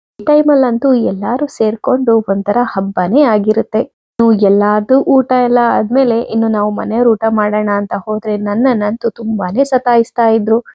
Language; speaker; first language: Kannada; non-native, local second language; Tulu